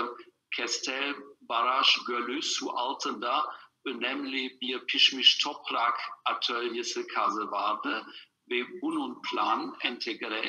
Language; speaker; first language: Turkish; non-native, learner; German